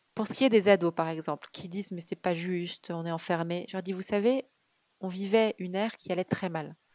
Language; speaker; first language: French; early bilingual, other home language; Arabic